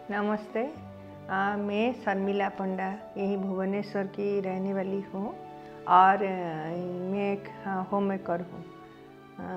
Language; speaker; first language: Hindi; non-native, local second language; Odia